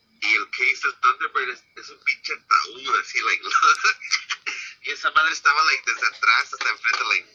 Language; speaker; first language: Spanish; early bilingual, heritage; Spanish